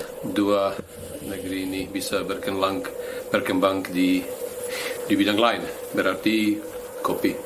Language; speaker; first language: Indonesian; non-native, fluent; Slovak